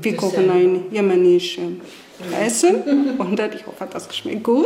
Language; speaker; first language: German; non-native, learner; Arabic